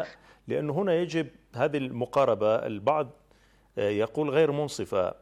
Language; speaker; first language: Arabic; native; Arabic